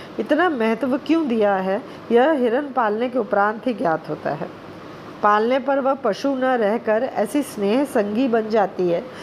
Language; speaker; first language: Hindi; non-native, local second language; Bangla